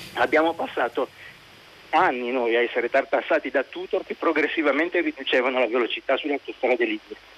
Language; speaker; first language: Italian; native; Italian